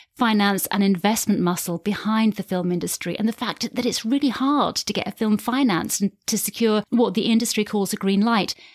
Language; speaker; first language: English; native; English